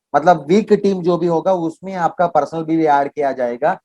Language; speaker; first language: Hindi; non-native, local second language; Kannada